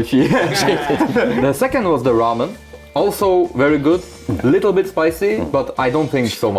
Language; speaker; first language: English; non-native, fluent; Norwegian